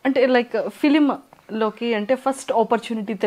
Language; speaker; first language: Telugu; native; Telugu